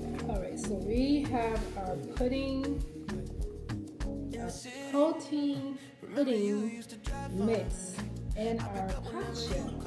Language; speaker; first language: English; native; English